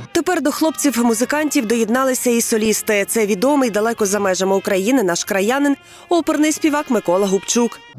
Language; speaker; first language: Ukrainian; native; Ukrainian